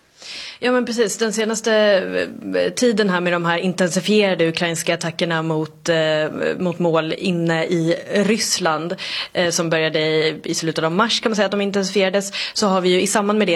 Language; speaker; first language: Swedish; native; Swedish